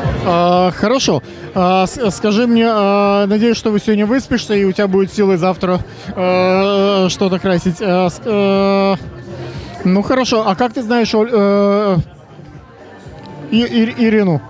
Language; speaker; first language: Russian; native; Russian